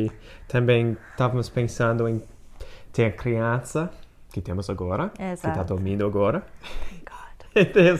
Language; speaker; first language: Portuguese; non-native, fluent; English